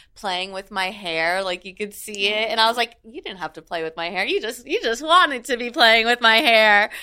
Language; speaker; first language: English; native; English